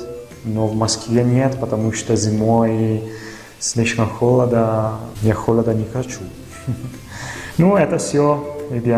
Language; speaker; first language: Russian; non-native, fluent; Italian